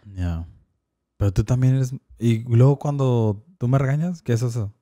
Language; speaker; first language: Spanish; early bilingual, heritage; Spanish